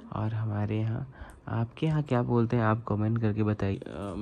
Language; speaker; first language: Hindi; native; Hindi